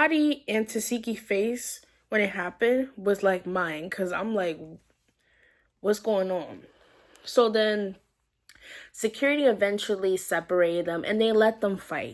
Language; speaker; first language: English; native; English